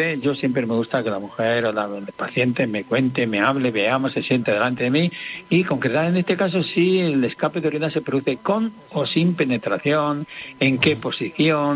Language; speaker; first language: Spanish; native; Spanish